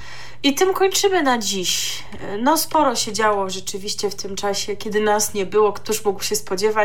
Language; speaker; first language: Polish; native; Polish